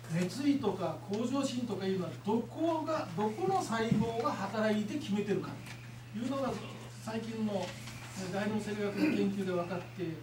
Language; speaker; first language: Japanese; native; Japanese